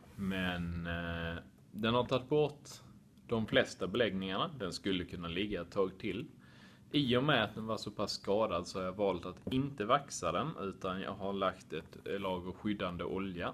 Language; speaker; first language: Swedish; native; Swedish